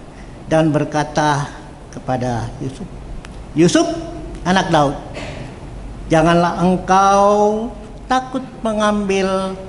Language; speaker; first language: Indonesian; native; Indonesian